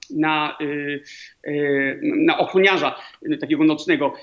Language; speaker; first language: Polish; early bilingual, heritage; Polish